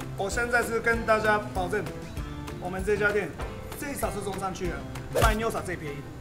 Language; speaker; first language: Chinese; non-native, fluent; Japanese